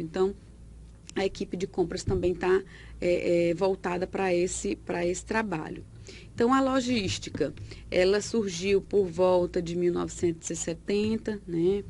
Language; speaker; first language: Portuguese; native; Portuguese